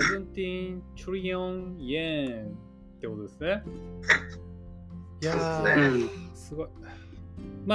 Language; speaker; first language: Japanese; native; Japanese